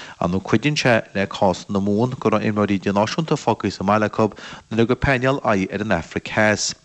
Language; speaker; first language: Irish; native; Irish